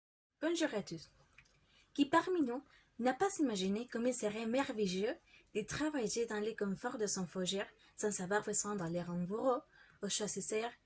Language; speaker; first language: French; non-native, learner; Spanish